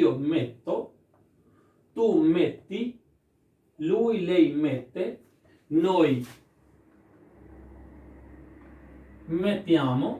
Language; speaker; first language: Italian; non-native, learner; Urdu